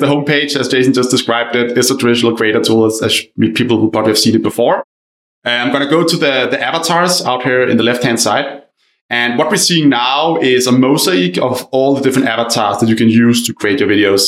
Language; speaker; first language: English; non-native, fluent; Danish